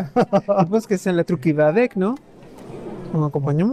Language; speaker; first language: French; non-native, fluent; Spanish